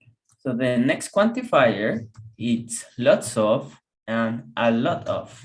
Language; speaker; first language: English; non-native, fluent; Spanish